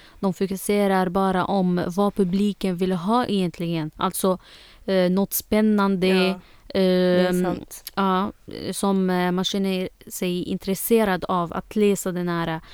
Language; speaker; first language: Swedish; non-native, fluent; Arabic